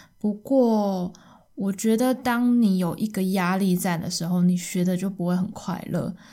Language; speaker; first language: Chinese; native; Chinese